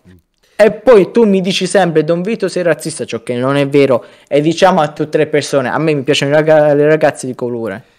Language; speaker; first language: Italian; native; Italian